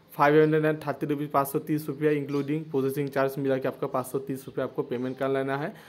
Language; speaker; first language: Hindi; non-native, local second language; Bangla